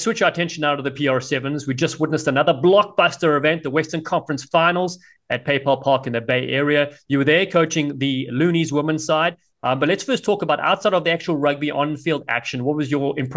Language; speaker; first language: English; native; English